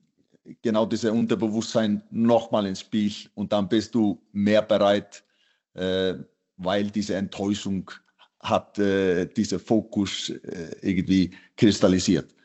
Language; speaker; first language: German; non-native, fluent; Icelandic